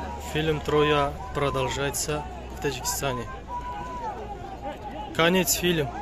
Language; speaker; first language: Russian; non-native, local second language; Tajik